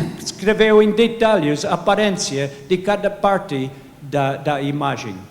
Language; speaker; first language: Portuguese; non-native, fluent; English